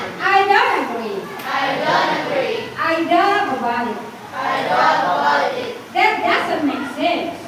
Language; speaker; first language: English; non-native, learner; Indonesian